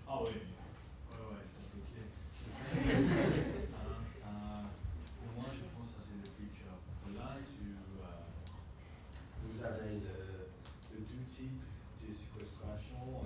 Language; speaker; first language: French; non-native, learner; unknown